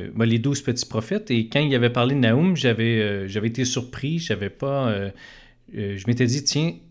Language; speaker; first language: French; native; French